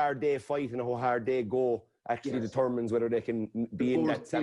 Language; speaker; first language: English; native; English